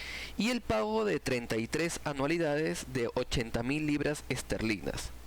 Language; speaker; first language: Spanish; native; Spanish